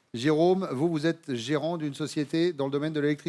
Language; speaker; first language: French; native; French